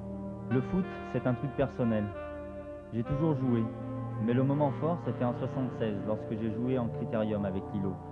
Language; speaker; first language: French; early bilingual, other home language; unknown